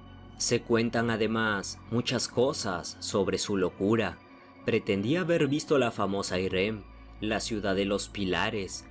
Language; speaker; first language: Spanish; native; Spanish